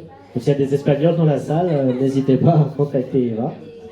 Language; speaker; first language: French; native; French